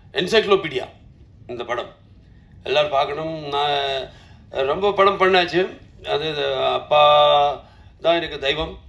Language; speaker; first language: Tamil; non-native, local second language; Telugu